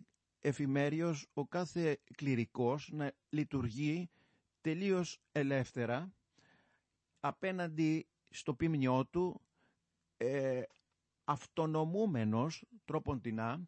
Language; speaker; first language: Greek; native; Greek